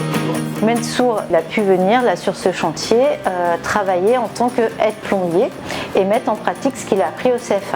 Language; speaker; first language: French; native; French